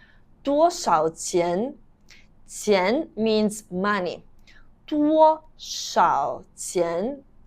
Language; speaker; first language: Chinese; non-native, fluent; Italian